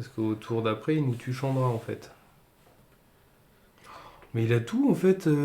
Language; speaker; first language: French; native; French